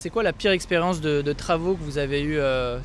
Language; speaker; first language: French; native; French